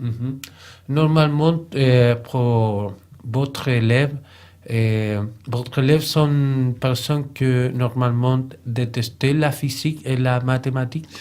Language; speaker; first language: French; non-native, learner; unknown